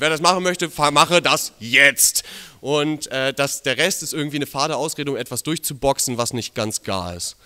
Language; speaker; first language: German; native; German